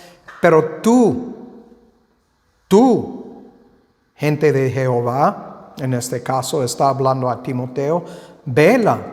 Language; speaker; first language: Spanish; non-native, fluent; English